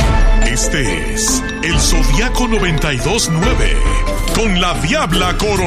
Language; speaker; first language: Spanish; native; Spanish